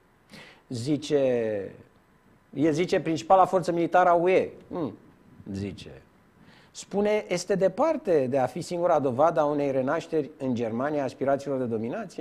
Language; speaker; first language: Romanian; native; Romanian